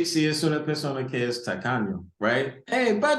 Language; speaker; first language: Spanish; non-native, learner; English